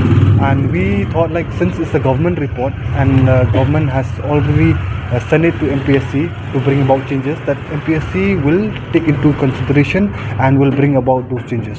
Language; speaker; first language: English; non-native, local second language; Khasi